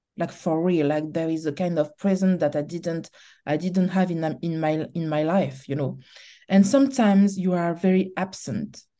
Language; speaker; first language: English; non-native, learner; French